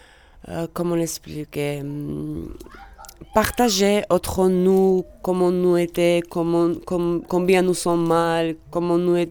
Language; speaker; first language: French; non-native, learner; Georgian